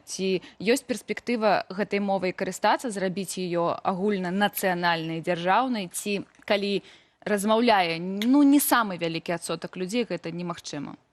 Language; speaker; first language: Belarusian; native; Belarusian